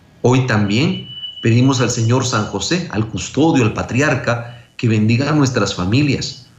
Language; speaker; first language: Spanish; native; Spanish